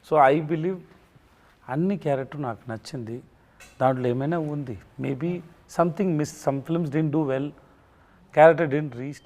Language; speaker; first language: Telugu; non-native, local second language; Tamil